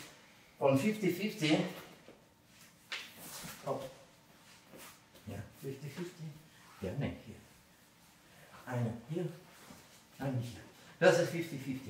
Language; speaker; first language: German; non-native, fluent; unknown